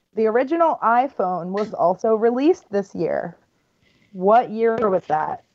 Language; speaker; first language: English; native; English